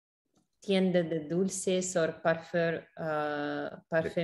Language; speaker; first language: Spanish; non-native, learner; English